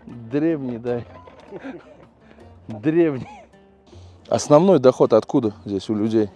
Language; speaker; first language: Russian; native; Russian